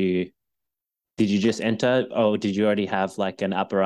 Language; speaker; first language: English; native; English